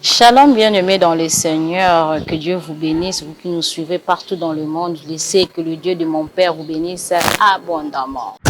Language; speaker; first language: French; non-native, local second language; Lingala